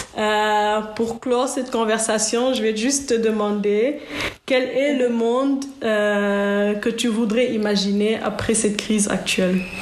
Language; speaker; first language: French; non-native, local second language; Wolof